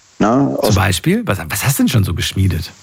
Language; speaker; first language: German; native; German